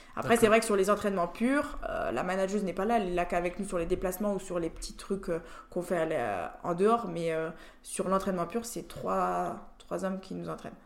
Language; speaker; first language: French; native; French